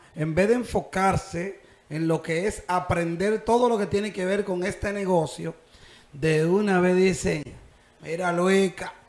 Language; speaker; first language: Spanish; native; Spanish